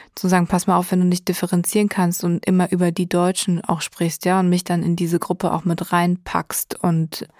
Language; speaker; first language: German; native; German